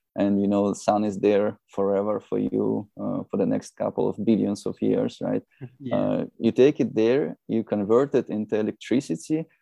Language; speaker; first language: English; non-native, fluent; Russian